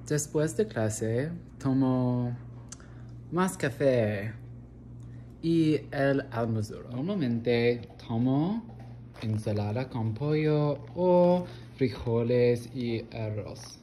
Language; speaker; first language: Spanish; non-native, learner; English